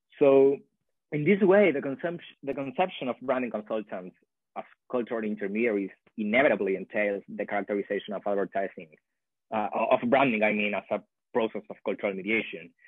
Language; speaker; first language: English; non-native, fluent; Spanish